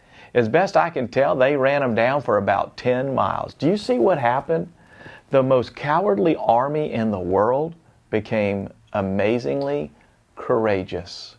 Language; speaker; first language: English; native; English